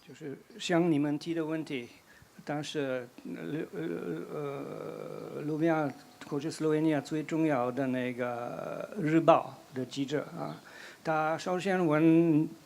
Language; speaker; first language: Chinese; non-native, fluent; Slovenian